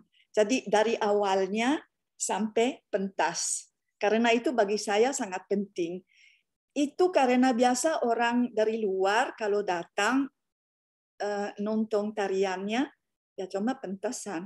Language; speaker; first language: Indonesian; non-native, fluent; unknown